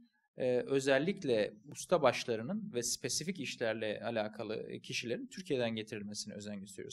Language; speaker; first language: Turkish; native; Turkish